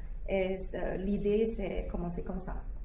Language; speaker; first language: French; non-native, fluent; English